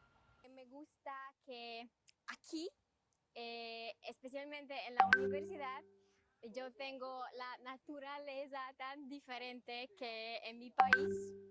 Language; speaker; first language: Spanish; non-native, learner; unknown